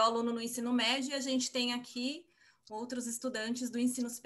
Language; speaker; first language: Portuguese; native; Portuguese